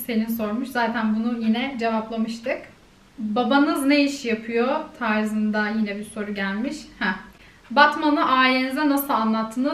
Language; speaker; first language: Turkish; native; Turkish